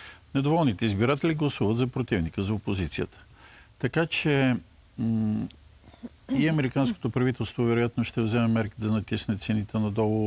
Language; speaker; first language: Bulgarian; native; Bulgarian